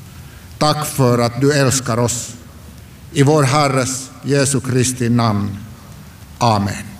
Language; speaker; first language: Swedish; non-native, local second language; Finnish